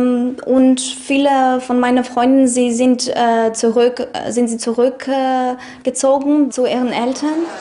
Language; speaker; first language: German; non-native, fluent; Greek